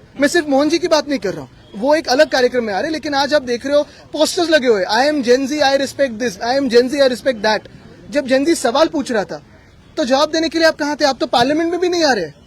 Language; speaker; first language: Hindi; non-native, local second language; Marathi